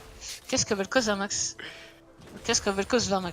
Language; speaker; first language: French; native; French